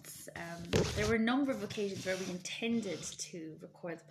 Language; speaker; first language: English; native; English